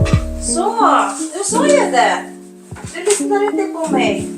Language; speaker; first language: Swedish; non-native, learner; Filipino